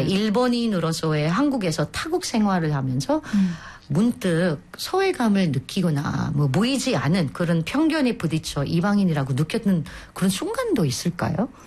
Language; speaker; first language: Korean; non-native, fluent; Filipino